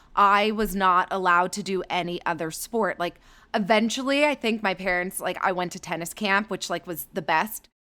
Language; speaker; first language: English; native; English